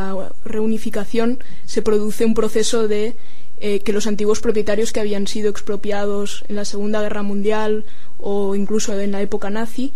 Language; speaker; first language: Spanish; native; Spanish